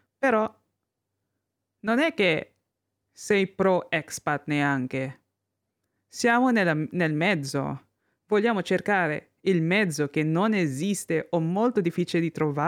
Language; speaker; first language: Italian; non-native, learner; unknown